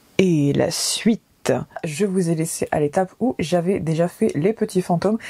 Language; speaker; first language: French; early bilingual, other home language; Portuguese